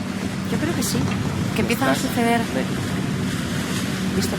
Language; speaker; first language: Spanish; native; Spanish